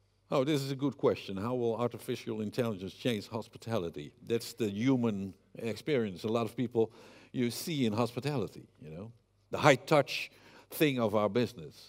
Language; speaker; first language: English; non-native, fluent; Dutch